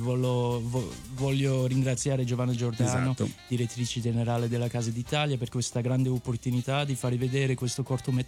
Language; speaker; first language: Italian; native; Italian